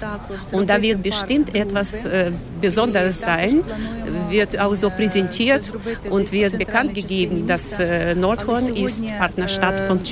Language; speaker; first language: German; non-native, fluent; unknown